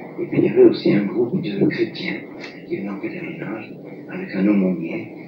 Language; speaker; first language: French; non-native, local second language; Arabic